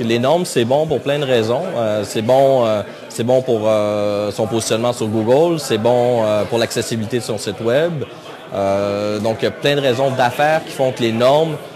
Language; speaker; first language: French; native; French